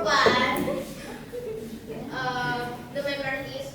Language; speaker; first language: English; non-native, learner; Indonesian